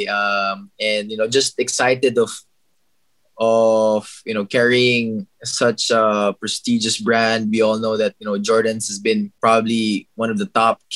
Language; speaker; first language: English; non-native, local second language; Filipino